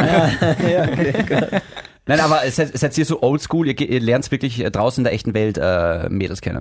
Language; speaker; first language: German; native; German